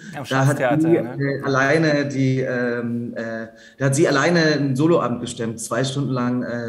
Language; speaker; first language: German; native; German